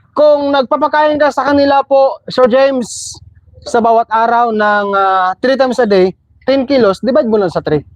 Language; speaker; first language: Filipino; non-native, local second language; Cebuano